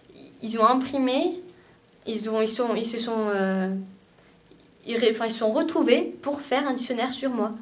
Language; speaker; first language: French; native; French